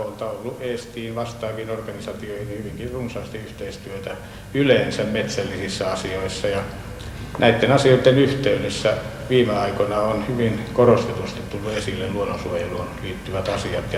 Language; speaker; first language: Finnish; native; Finnish